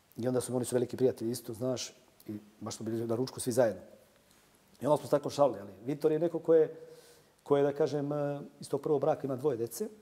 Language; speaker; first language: Serbian; native; Serbian